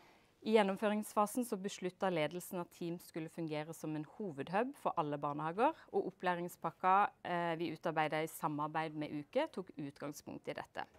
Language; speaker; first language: Norwegian; native; Norwegian